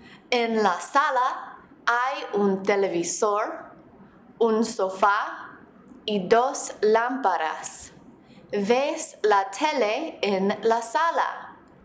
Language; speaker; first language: Spanish; non-native, fluent; English